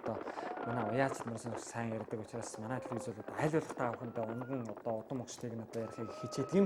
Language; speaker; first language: Mongolian; native; Mongolian